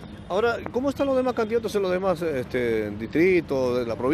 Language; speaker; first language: Spanish; native; Spanish